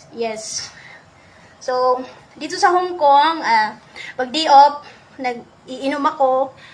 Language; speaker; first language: Filipino; non-native, local second language; Cebuano